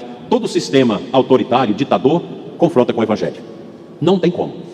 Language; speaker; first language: Portuguese; native; Portuguese